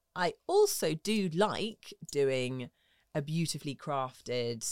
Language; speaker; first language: English; native; English